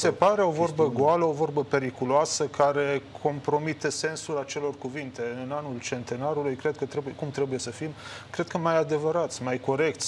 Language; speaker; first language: Romanian; native; Romanian